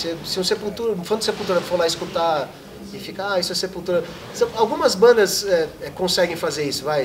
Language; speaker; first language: Portuguese; native; Portuguese